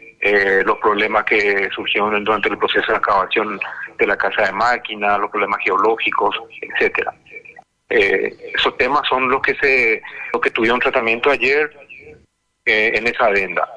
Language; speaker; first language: Spanish; native; Spanish